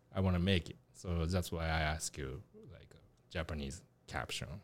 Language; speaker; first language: English; non-native, learner; Japanese